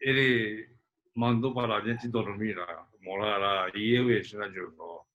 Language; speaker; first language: Portuguese; early bilingual, other home language; Japanese